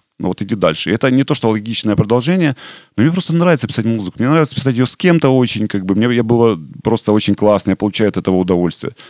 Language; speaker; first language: Russian; native; Russian